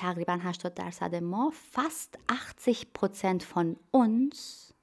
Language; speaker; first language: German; non-native, fluent; Persian